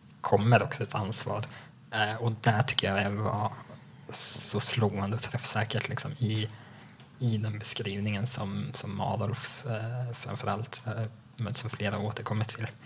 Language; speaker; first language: Swedish; native; Swedish